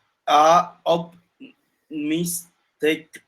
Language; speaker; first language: English; non-native, learner; Chinese